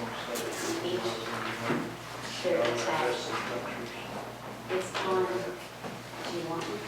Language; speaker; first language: English; native; English